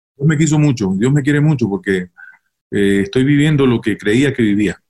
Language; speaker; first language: Spanish; native; Spanish